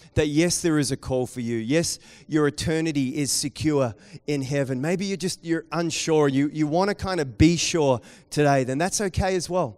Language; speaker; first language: English; native; English